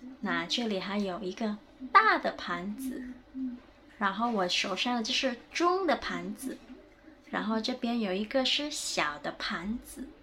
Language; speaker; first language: Chinese; non-native, fluent; Indonesian